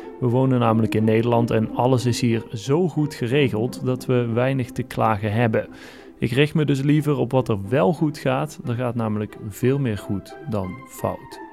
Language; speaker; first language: Dutch; native; Dutch